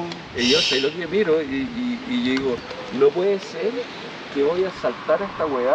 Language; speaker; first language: Spanish; native; Spanish